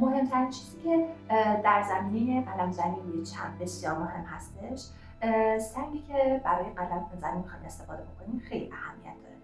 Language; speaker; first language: Persian; native; Persian